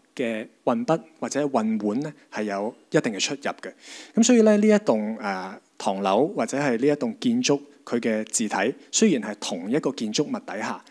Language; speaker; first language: Cantonese; native; Cantonese